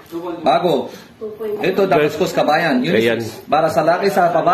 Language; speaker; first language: Filipino; non-native, learner; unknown